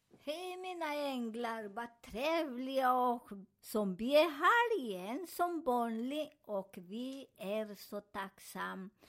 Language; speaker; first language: Swedish; non-native, fluent; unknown